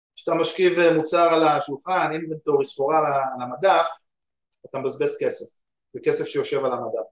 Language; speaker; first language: Hebrew; native; Hebrew